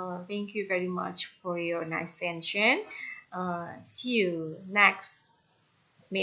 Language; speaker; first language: English; non-native, fluent; Indonesian